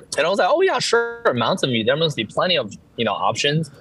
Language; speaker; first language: English; early bilingual, other home language; Chinese